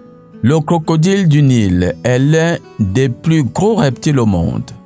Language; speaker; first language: French; native; French